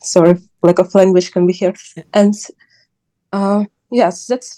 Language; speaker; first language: English; non-native, learner; Ukrainian